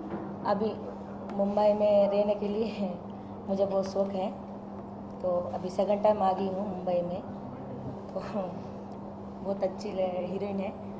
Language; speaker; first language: Hindi; non-native, local second language; Lambadi